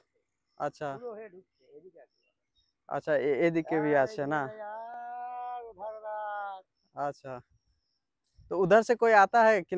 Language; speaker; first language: Hindi; native; Hindi